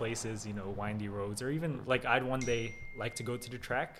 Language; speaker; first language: English; early bilingual, other home language; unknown